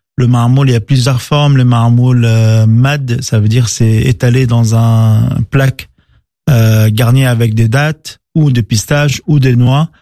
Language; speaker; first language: French; non-native, local second language; Arabic